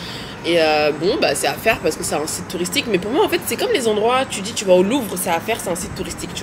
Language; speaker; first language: French; native; French